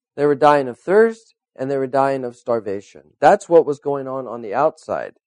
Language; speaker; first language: English; native; English